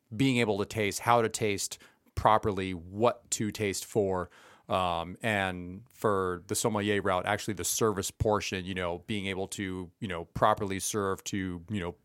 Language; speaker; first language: English; early bilingual, other home language; Spanish